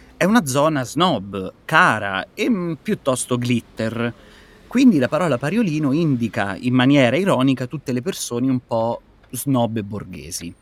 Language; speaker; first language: Italian; native; Italian